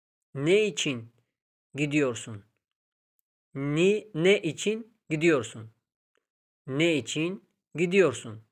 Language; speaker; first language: Turkish; non-native, fluent; Tajik